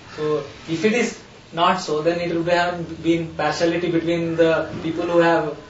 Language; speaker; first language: English; non-native, local second language; Hindi